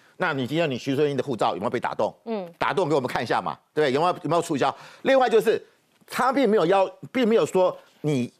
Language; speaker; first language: Chinese; native; Chinese